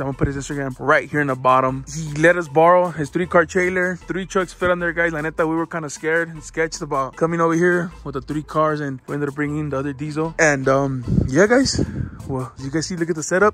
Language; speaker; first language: English; early bilingual, other home language; Spanish